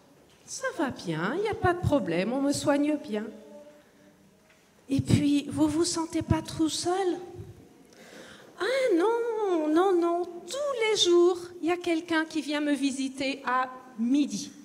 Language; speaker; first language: French; native; French